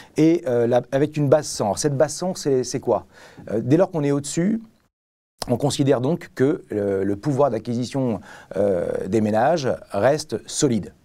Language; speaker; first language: French; native; French